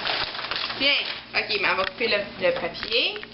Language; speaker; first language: French; native; French